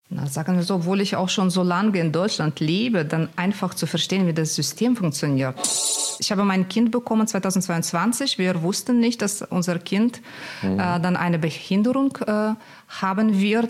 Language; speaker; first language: German; non-native, fluent; Russian